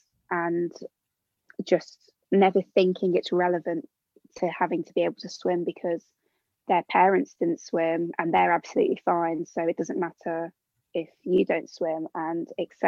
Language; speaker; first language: English; native; English